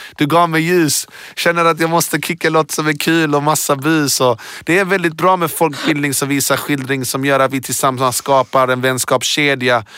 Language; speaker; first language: Swedish; early bilingual, other home language; Persian